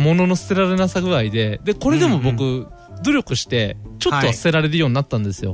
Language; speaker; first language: Japanese; native; Japanese